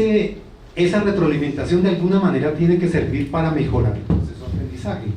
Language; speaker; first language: Spanish; native; Spanish